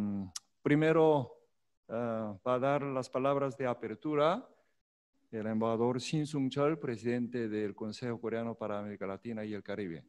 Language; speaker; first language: Spanish; non-native, fluent; Korean